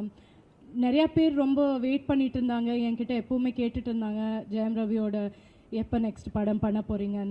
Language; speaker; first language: Tamil; non-native, local second language; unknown